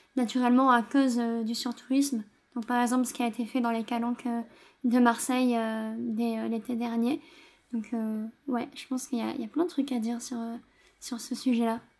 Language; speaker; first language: French; native; French